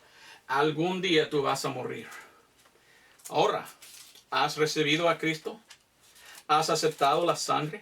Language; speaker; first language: Spanish; non-native, fluent; English